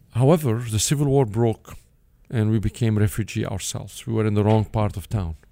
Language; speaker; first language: English; non-native, fluent; Arabic